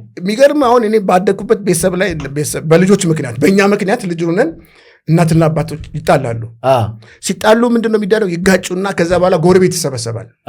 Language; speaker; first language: Amharic; native; Amharic